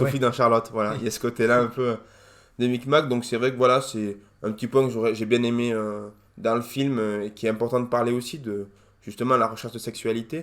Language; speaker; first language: French; native; French